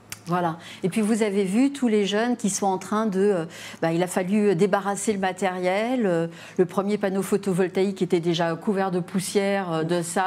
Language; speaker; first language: French; native; French